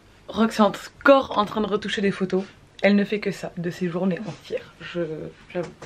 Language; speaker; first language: French; native; French